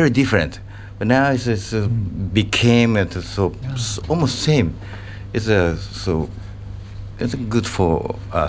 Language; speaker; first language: English; non-native, learner; Japanese